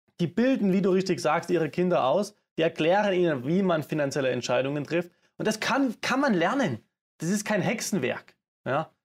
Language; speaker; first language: German; native; German